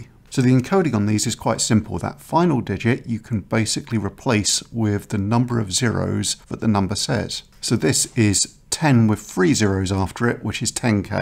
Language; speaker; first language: English; native; English